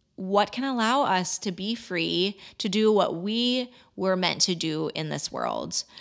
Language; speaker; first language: English; native; English